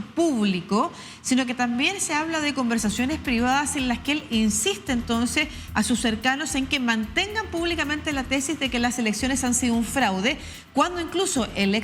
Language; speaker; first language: Spanish; native; Spanish